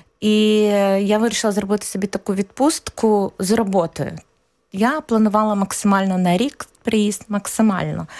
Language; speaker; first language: Ukrainian; native; Ukrainian